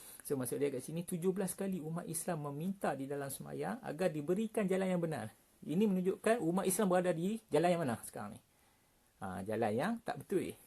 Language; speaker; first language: Malay; native; Malay